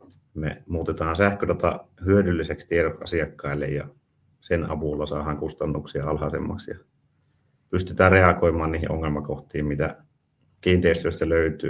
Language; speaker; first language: Finnish; native; Finnish